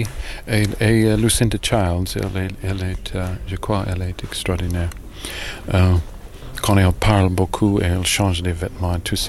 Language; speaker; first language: French; non-native, learner; English